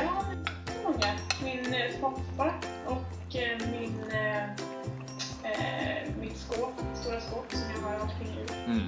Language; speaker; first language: Swedish; native; Swedish